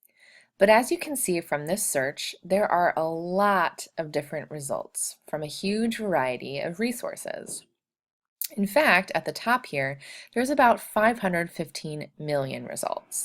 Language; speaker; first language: English; native; English